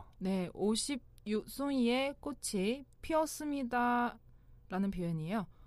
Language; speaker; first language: Korean; non-native, local second language; Chinese